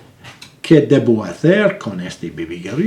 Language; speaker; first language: Spanish; non-native, learner; English